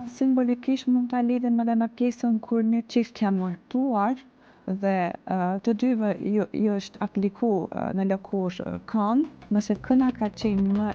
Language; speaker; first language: Albanian; native; Albanian